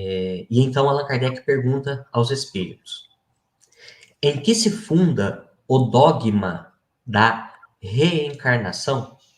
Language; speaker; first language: Portuguese; native; Portuguese